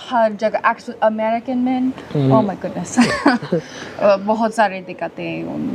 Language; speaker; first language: Hindi; non-native, learner; English